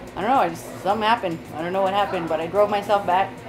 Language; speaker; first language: English; native; English